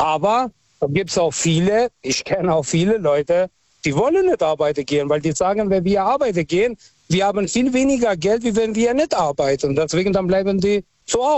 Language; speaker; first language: German; early bilingual, other home language; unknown